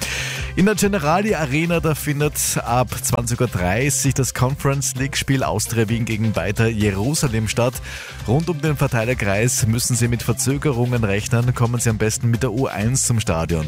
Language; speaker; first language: German; native; German